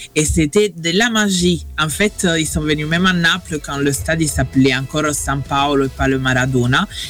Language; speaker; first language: French; non-native, fluent; Italian